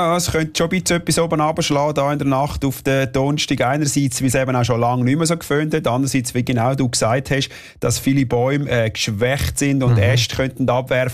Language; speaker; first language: German; native; German